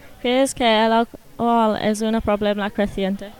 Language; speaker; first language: Spanish; non-native, learner; English